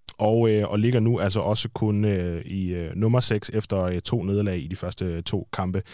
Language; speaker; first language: Danish; native; Danish